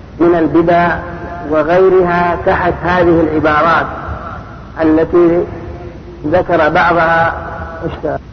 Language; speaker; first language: Arabic; native; Arabic